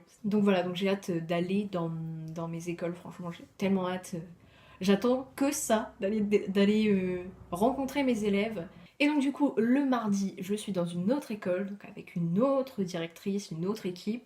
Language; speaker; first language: French; native; French